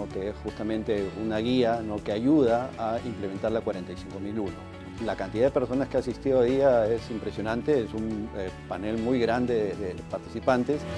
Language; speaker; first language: Spanish; native; Spanish